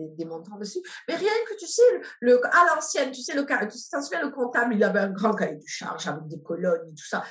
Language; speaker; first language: French; native; French